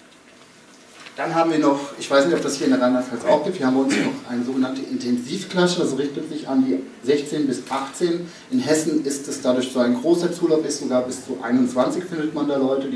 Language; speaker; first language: German; native; German